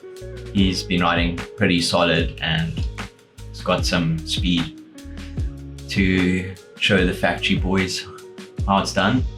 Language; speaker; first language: English; native; English